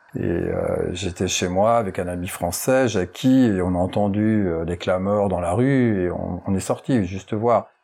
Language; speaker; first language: French; native; French